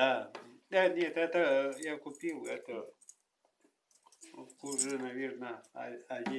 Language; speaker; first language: Russian; non-native, local second language; Yakut